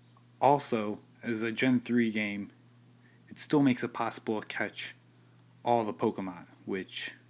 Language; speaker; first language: English; native; English